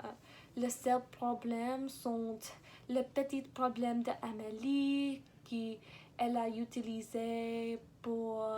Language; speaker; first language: French; non-native, learner; English